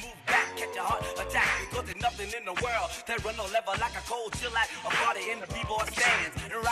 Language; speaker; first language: English; native; English